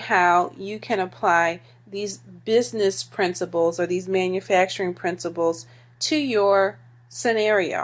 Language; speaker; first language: English; native; English